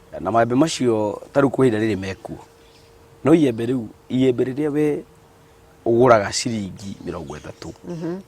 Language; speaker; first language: Kikuyu; native; Kikuyu